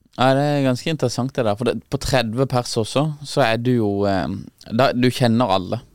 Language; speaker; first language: Norwegian; native; Norwegian